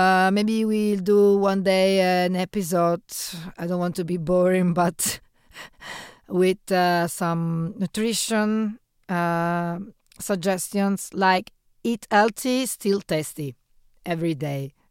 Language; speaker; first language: English; non-native, fluent; Italian